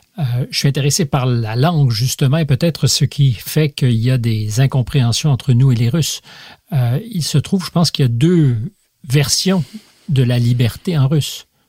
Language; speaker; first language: French; native; French